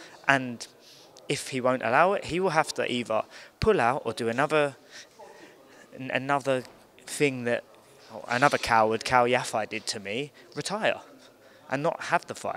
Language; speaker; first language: English; native; English